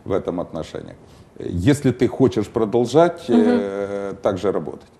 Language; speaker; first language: Russian; non-native, local second language; Ukrainian